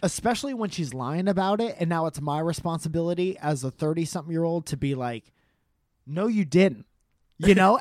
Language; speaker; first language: English; native; English